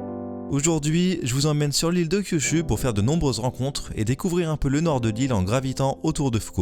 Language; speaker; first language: French; native; French